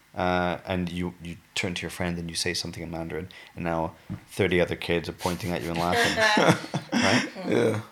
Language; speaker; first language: English; native; English